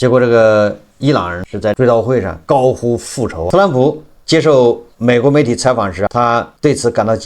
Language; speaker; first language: Chinese; native; Chinese